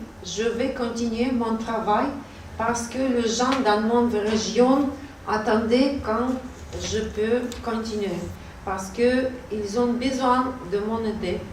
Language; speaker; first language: French; non-native, learner; Russian